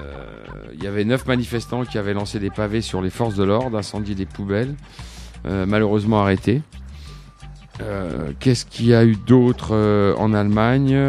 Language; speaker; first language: French; native; French